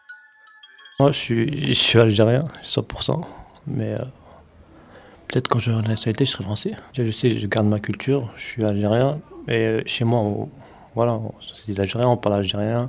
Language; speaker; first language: French; early bilingual, other home language; Arabic